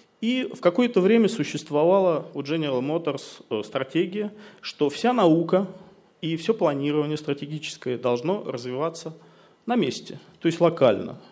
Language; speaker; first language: Russian; native; Russian